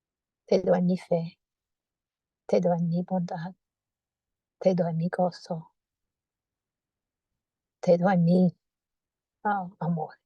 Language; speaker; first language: Spanish; non-native, fluent; English